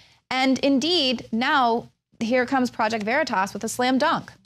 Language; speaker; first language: English; native; English